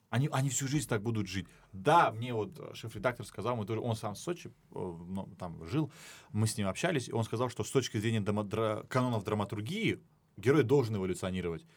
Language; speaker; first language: Russian; non-native, local second language; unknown